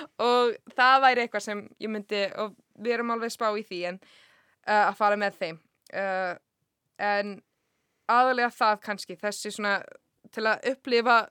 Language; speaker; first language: Icelandic; non-native, fluent; English